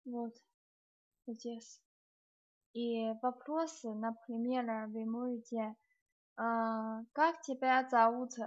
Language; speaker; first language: Russian; non-native, learner; Chinese